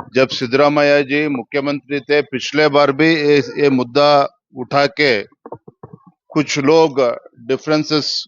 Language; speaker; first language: Hindi; non-native, local second language; Kannada